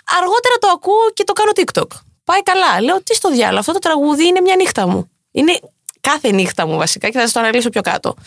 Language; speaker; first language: Greek; native; Greek